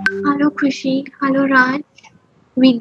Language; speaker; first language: German; non-native, fluent; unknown